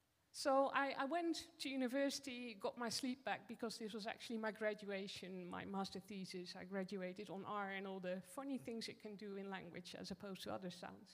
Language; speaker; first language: English; non-native, fluent; Dutch